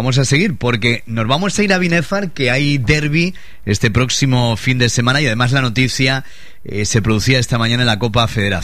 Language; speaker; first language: Spanish; native; Spanish